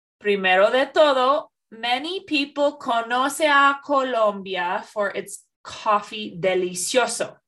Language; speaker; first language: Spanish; non-native, fluent; English